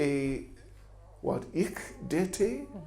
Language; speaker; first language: Russian; non-native, learner; English